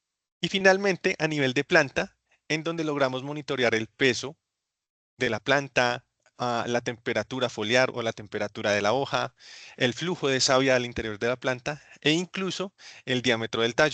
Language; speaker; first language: Spanish; native; Spanish